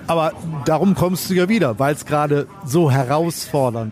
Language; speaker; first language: German; native; German